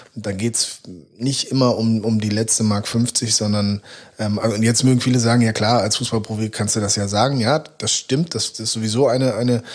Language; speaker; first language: German; native; German